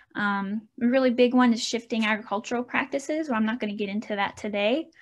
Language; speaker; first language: English; native; English